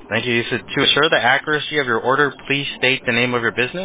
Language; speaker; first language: English; early bilingual, other home language; Spanish